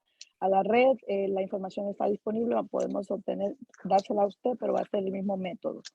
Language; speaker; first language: Spanish; native; Spanish